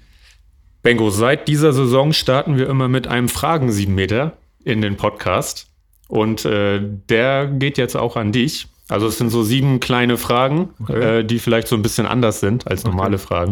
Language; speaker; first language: German; native; German